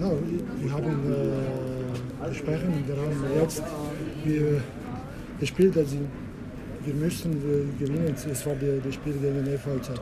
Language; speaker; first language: German; non-native, learner; English